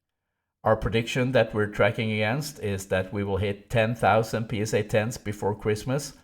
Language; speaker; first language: English; non-native, fluent; Swedish